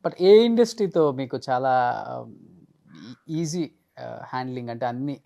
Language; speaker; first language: Telugu; native; Telugu